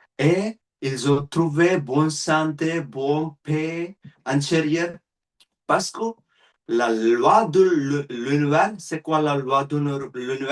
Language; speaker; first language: French; non-native, learner; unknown